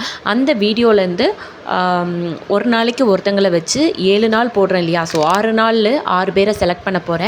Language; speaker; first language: Tamil; native; Tamil